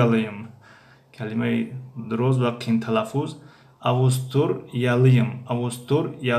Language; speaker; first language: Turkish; non-native, fluent; Tajik